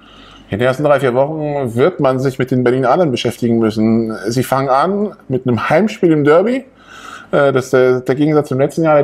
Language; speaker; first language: German; native; German